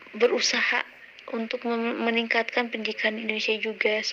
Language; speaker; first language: Indonesian; native; Indonesian